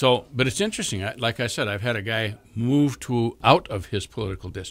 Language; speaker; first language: English; native; English